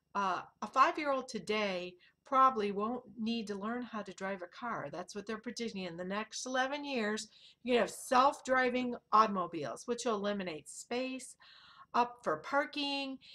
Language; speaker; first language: English; native; English